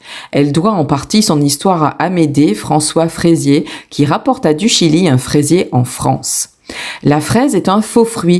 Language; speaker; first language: French; native; French